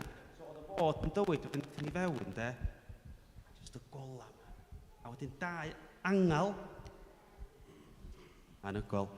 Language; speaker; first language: Welsh; native; Welsh